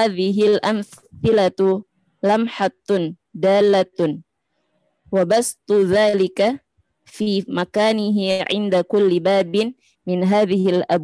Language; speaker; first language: Arabic; non-native, learner; Indonesian